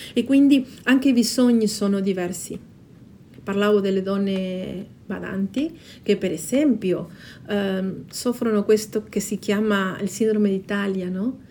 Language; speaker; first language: Italian; non-native, fluent; Spanish